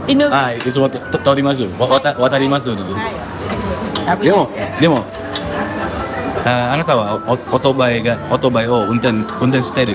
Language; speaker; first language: Japanese; non-native, learner; Indonesian